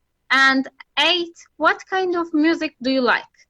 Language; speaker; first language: English; non-native, fluent; Turkish